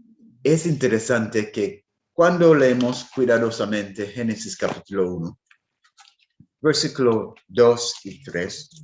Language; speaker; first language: Spanish; non-native, fluent; English